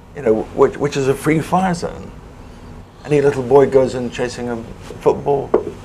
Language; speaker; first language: English; native; English